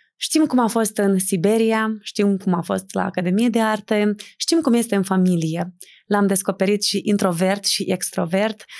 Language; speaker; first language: Romanian; native; Romanian